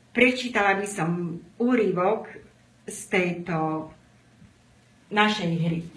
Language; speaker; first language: Slovak; non-native, local second language; Romany